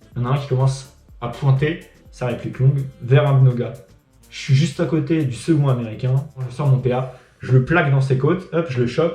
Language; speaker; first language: French; native; French